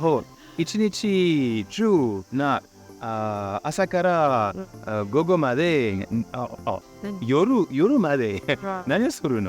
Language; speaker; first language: Japanese; non-native, learner; French